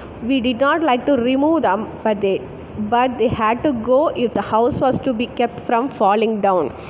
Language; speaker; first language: English; non-native, local second language; Tamil